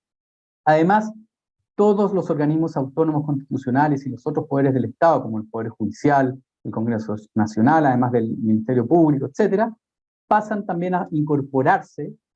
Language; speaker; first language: Spanish; native; Spanish